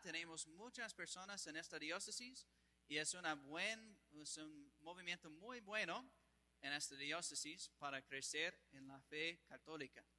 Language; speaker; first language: Spanish; non-native, fluent; English